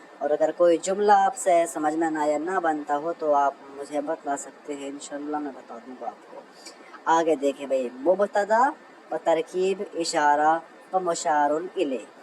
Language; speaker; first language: Urdu; native; Urdu